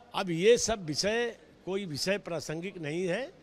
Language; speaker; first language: Hindi; native; Hindi